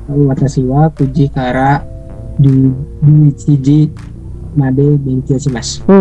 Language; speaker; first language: Japanese; non-native, learner; Indonesian